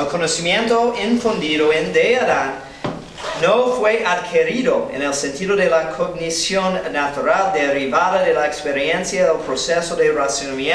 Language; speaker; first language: Spanish; non-native, fluent; English